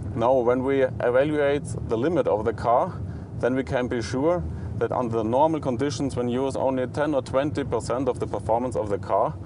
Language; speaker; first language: English; non-native, fluent; German